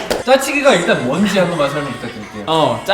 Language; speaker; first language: Korean; native; Korean